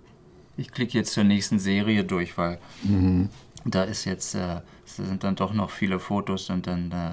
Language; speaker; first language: German; native; German